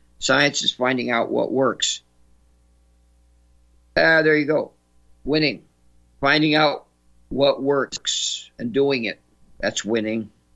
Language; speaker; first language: English; native; English